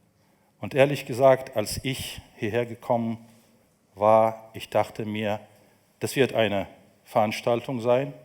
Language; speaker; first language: German; non-native, fluent; Ukrainian